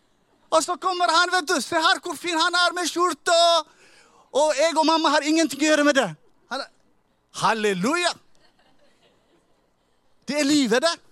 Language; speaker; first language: Norwegian; non-native, fluent; Tigrinya